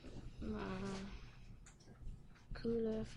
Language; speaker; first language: French; non-native, learner; English